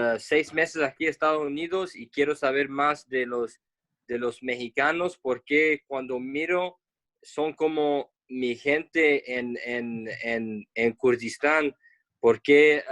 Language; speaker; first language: Spanish; non-native, learner; Kurdish